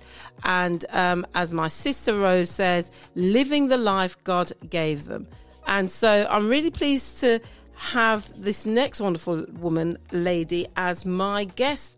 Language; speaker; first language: English; native; English